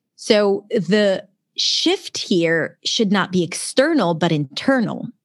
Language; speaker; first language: English; non-native, fluent; Hebrew